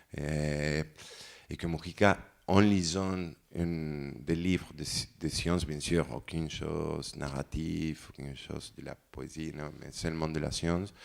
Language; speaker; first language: French; non-native, fluent; Spanish